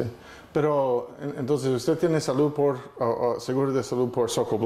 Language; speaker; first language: Spanish; non-native, fluent; English